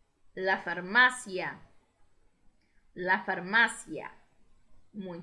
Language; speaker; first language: Spanish; non-native, fluent; Portuguese